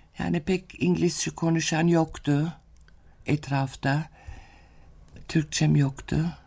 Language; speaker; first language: Turkish; non-native, fluent; German